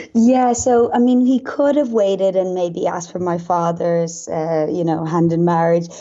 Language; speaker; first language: English; native; English